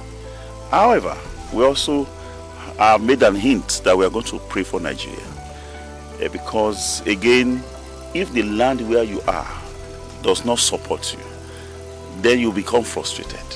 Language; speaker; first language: English; non-native, local second language; Yoruba